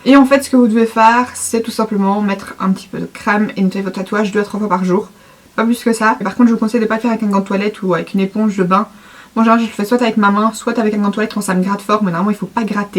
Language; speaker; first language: French; native; French